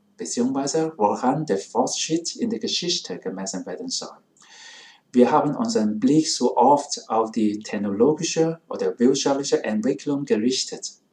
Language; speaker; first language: German; non-native, fluent; Cantonese